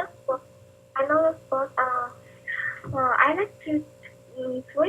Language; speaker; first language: English; non-native, learner; Chinese